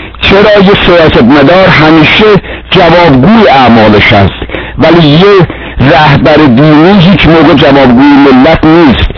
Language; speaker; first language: Persian; non-native, local second language; Azerbaijani